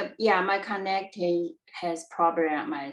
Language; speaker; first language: English; non-native, learner; Chinese